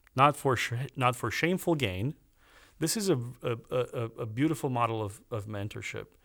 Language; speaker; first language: English; early bilingual, other home language; Romanian